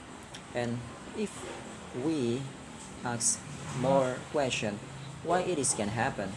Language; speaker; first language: English; non-native, learner; Indonesian